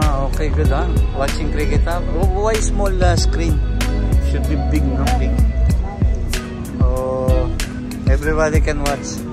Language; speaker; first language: English; non-native, learner; Filipino